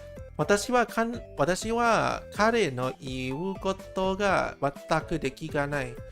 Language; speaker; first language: Japanese; non-native, learner; English